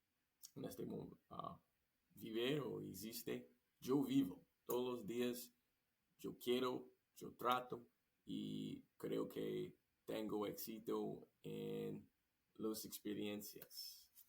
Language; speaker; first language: Spanish; non-native, learner; English